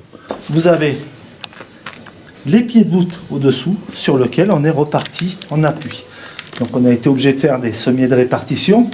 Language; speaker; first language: French; native; French